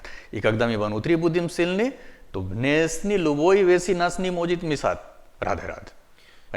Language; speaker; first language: Russian; non-native, learner; Hindi